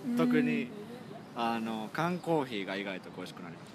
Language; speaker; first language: Japanese; non-native, fluent; Finnish